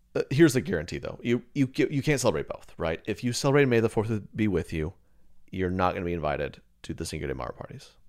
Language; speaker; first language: English; native; English